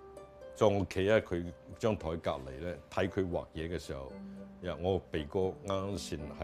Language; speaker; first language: Chinese; native; Chinese